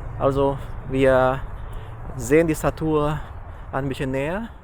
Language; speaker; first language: German; non-native, fluent; Indonesian